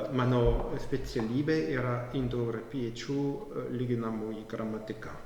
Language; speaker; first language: Lithuanian; non-native, fluent; French